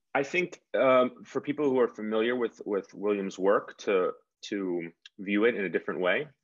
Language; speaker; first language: English; native; English